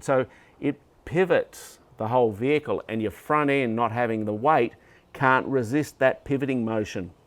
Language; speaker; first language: English; native; English